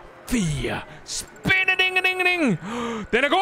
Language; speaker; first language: Danish; native; Danish